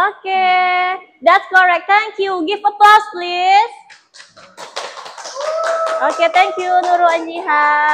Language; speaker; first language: English; non-native, fluent; Indonesian